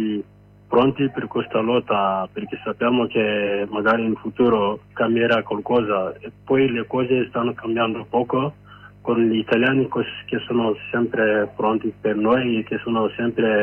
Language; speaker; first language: Italian; non-native, learner; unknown